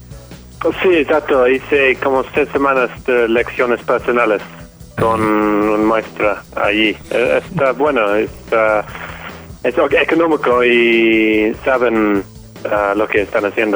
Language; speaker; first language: Spanish; non-native, fluent; English